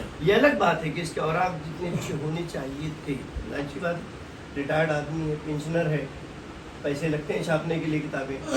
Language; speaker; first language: Urdu; native; Urdu